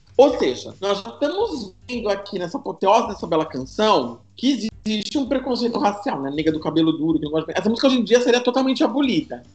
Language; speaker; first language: Portuguese; native; Portuguese